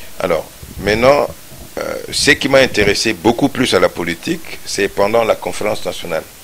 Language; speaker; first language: French; non-native, local second language; Lingala